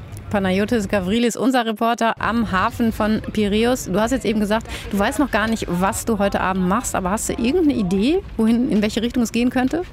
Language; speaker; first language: German; native; German